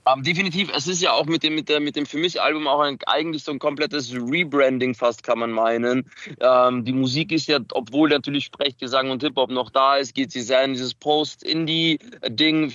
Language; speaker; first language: German; early bilingual, other home language; Macedonian